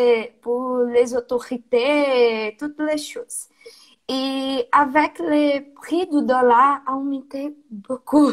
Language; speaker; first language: French; non-native, learner; Portuguese